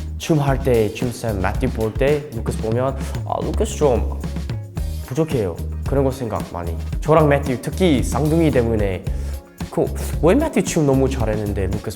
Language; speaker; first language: Korean; non-native, learner; English